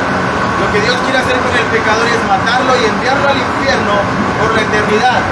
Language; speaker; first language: Spanish; native; Spanish